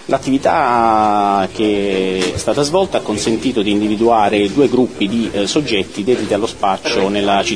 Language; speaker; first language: Italian; native; Italian